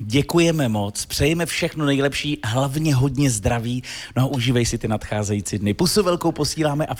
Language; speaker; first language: Czech; native; Czech